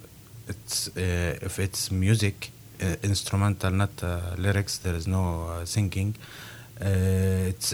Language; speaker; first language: English; non-native, learner; Arabic